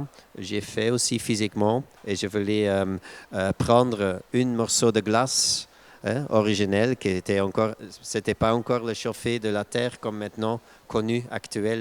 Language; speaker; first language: French; non-native, local second language; Dutch